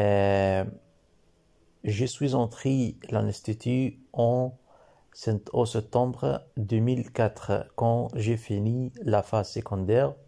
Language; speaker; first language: French; non-native, learner; Arabic